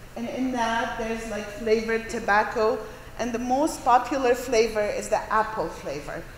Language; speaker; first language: English; non-native, fluent; Arabic